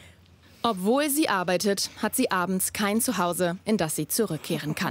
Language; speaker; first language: German; native; German